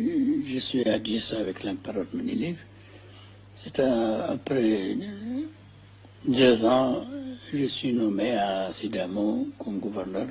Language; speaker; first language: French; non-native, fluent; Amharic